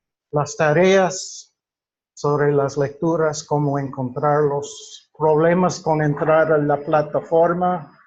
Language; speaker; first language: Spanish; non-native, fluent; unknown